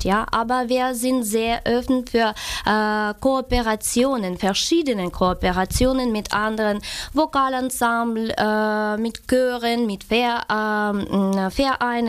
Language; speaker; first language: German; non-native, fluent; Ukrainian